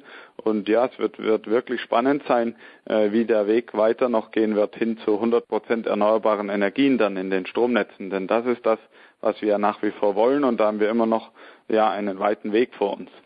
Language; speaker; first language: German; native; German